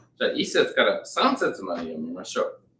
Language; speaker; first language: Japanese; non-native, learner; English